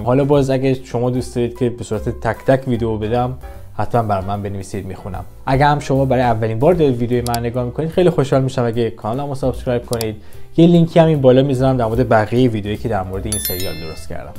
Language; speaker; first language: Persian; native; Persian